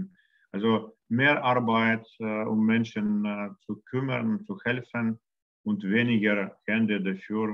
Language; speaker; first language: German; non-native, learner; Russian